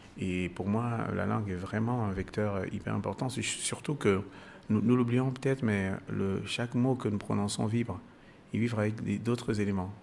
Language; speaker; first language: French; non-native, local second language; Basaa